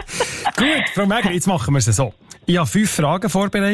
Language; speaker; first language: German; native; German